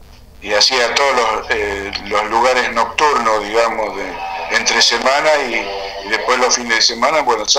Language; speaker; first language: Spanish; native; Spanish